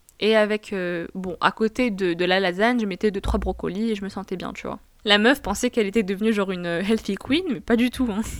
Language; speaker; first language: French; non-native, local second language; Arabic